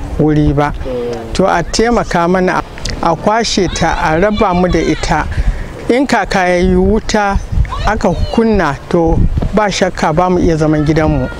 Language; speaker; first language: Hausa; native; Hausa